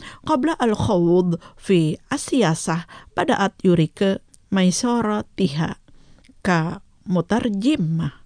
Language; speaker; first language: Arabic; non-native, fluent; Indonesian